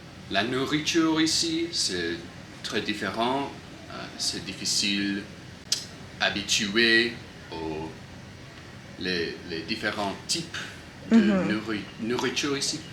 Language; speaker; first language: French; non-native, learner; English